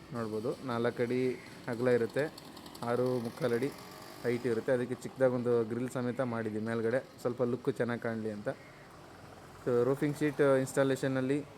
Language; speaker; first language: Kannada; native; Kannada